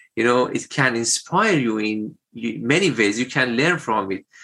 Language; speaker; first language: English; non-native, fluent; Persian